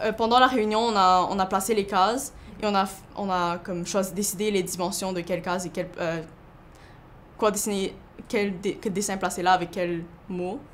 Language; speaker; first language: French; early bilingual, other home language; Chinese